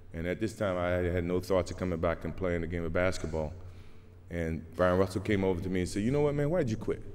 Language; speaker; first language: English; native; English